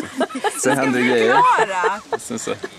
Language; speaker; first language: Swedish; native; Swedish